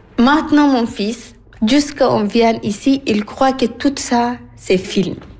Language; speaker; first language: French; non-native, learner; Arabic